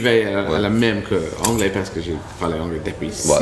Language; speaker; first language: French; non-native, learner; English